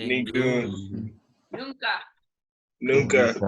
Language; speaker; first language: Spanish; non-native, fluent; English